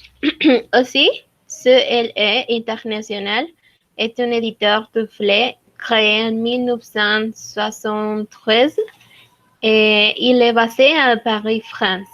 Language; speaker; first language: French; non-native, learner; Spanish